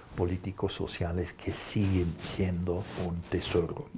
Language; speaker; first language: Spanish; non-native, fluent; German